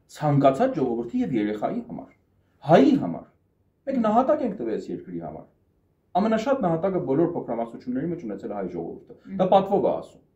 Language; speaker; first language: Armenian; native; Armenian